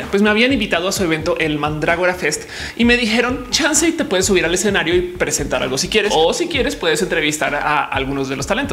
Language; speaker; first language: Spanish; native; Spanish